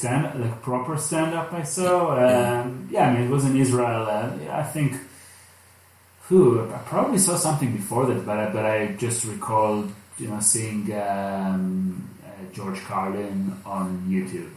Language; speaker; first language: English; non-native, fluent; Hebrew